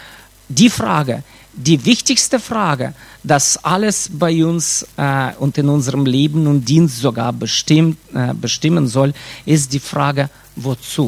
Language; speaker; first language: German; non-native, fluent; Russian